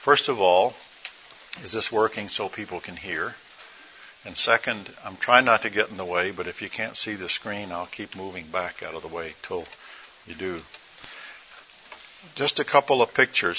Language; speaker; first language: English; native; English